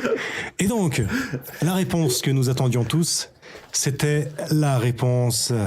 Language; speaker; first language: French; native; French